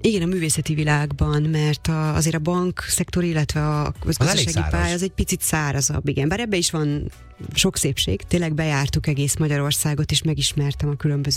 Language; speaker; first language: Hungarian; native; Hungarian